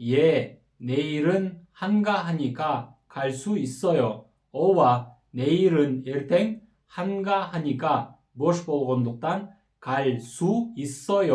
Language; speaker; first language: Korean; non-native, fluent; Kyrgyz